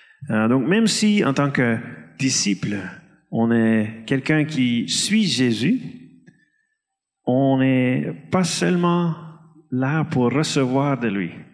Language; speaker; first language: French; non-native, fluent; Dutch